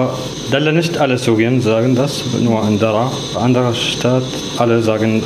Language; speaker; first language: German; non-native, learner; Arabic